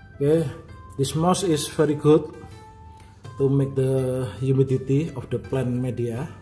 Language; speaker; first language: English; non-native, learner; Indonesian